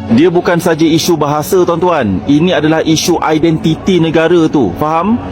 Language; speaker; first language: Malay; native; Malay